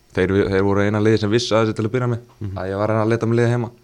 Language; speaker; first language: Icelandic; early bilingual, heritage; English